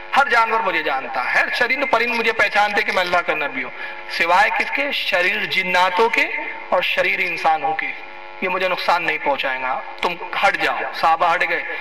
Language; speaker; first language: Urdu; native; Urdu